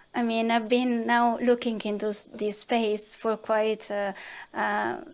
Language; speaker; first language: English; non-native, fluent; Italian